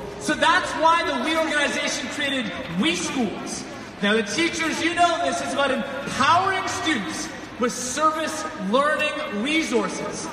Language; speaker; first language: English; native; English